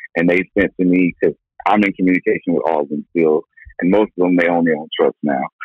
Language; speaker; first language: English; native; English